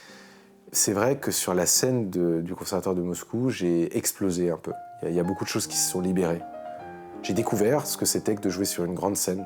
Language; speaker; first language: French; native; French